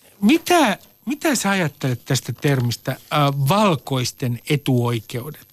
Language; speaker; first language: Finnish; native; Finnish